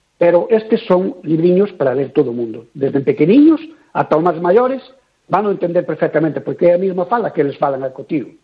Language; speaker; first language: Galician; native; Galician